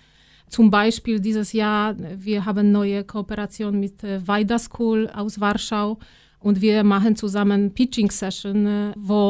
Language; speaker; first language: German; non-native, fluent; Polish